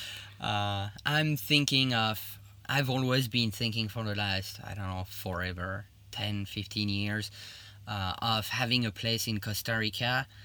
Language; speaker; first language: English; non-native, fluent; French